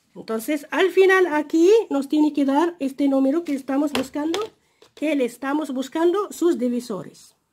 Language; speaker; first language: Spanish; non-native, fluent; Arabic